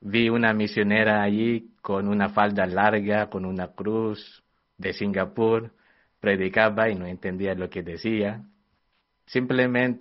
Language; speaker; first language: Spanish; non-native, fluent; Filipino